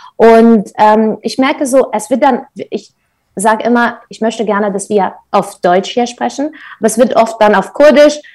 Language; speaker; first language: German; non-native, fluent; Kurdish